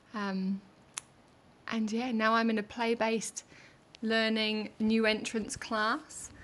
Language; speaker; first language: English; native; English